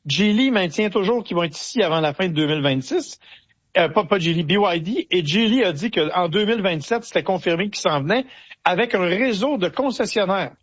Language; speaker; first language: French; native; French